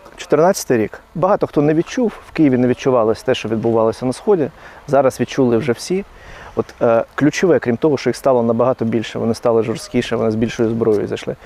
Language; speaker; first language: Ukrainian; native; Ukrainian